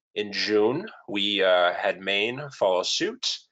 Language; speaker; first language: English; native; English